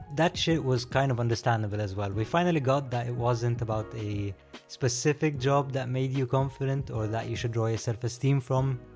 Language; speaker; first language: English; non-native, fluent; Arabic